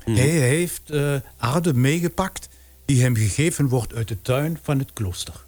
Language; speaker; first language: Dutch; non-native, fluent; German